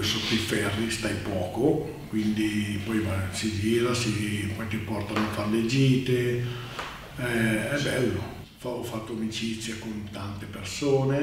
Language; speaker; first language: Italian; native; Italian